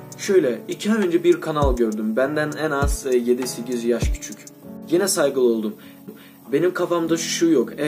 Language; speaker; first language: Turkish; non-native, fluent; Russian